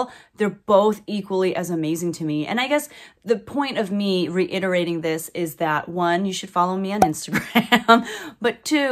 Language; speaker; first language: English; native; English